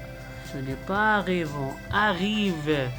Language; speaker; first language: French; non-native, local second language; Arabic